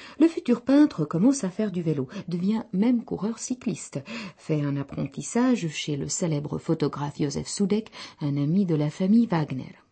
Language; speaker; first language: French; non-native, fluent; Czech